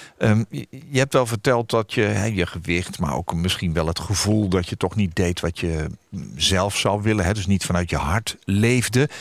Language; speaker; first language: Dutch; native; Dutch